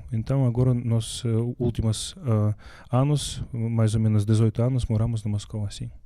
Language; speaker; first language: Portuguese; non-native, learner; Russian